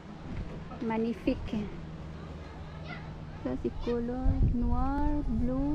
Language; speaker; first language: French; non-native, fluent; Filipino